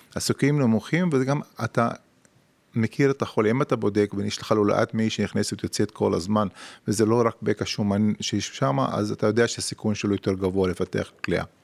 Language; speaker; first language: Hebrew; non-native, local second language; Arabic